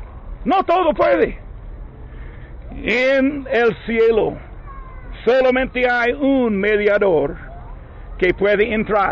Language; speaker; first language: Spanish; non-native, learner; English